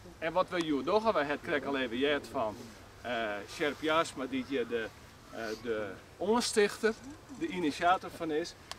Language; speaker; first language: Dutch; non-native, local second language; Western Frisian